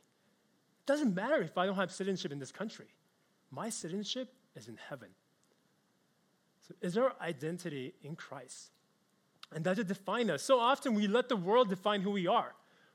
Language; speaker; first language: English; early bilingual, other home language; Korean